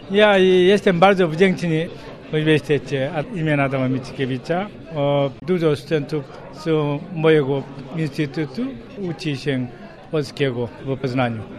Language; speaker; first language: Polish; non-native, fluent; Korean